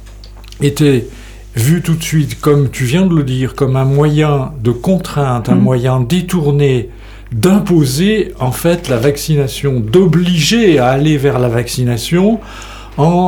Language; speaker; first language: French; native; French